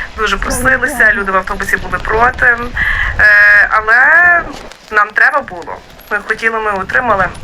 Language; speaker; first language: Ukrainian; native; Ukrainian